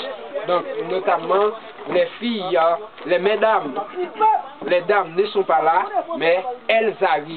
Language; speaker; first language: French; non-native, local second language; Haitian Creole